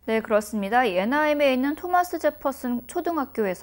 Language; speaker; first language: Korean; native; Korean